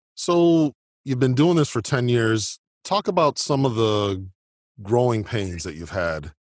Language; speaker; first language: English; native; English